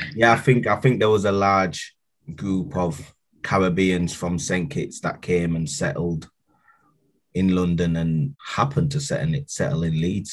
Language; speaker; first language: English; native; English